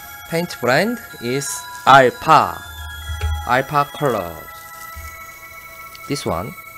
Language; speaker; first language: English; non-native, learner; Korean